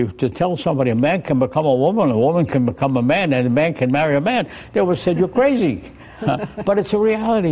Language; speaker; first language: English; early bilingual, other home language; Yiddish